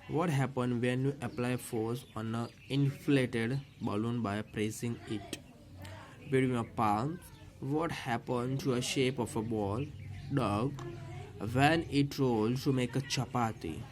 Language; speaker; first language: English; non-native, local second language; Gujarati